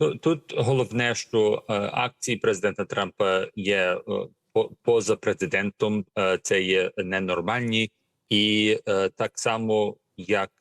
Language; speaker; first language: Ukrainian; early bilingual, heritage; Ukrainian